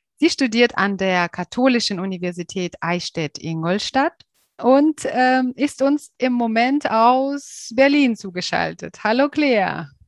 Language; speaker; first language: German; native; German